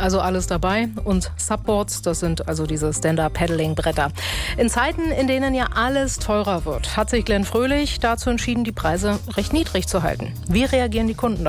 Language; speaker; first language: German; native; German